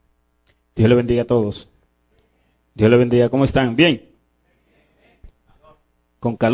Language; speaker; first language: Spanish; native; Spanish